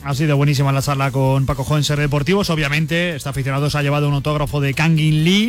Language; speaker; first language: Spanish; native; Spanish